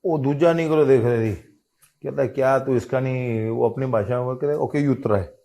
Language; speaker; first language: Hindi; non-native, local second language; Punjabi